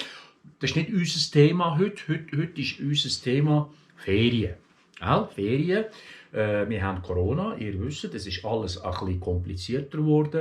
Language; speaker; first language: German; early bilingual, other home language; Turkish